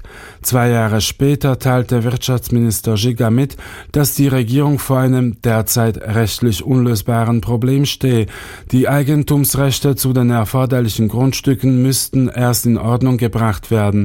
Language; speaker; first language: German; native; German